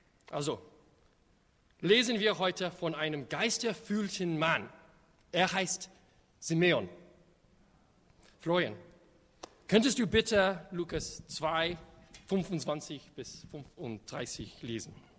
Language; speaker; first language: German; non-native, learner; English